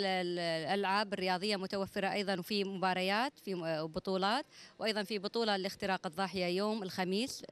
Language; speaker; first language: Arabic; native; Arabic